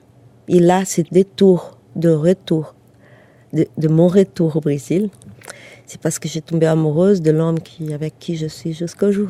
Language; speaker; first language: French; non-native, fluent; Portuguese